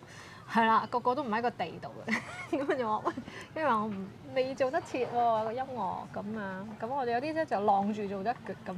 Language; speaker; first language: Cantonese; native; Cantonese